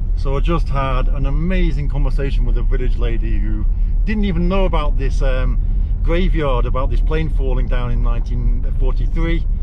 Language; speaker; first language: English; native; English